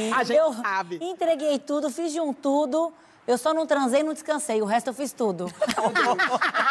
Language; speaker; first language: Portuguese; native; Portuguese